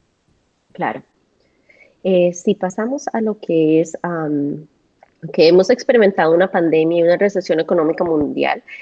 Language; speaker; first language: Spanish; native; Spanish